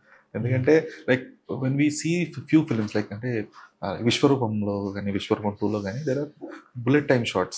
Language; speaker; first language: Telugu; native; Telugu